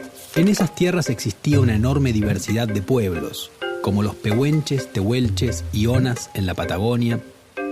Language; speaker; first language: Spanish; native; Spanish